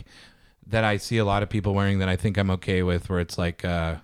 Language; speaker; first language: English; native; English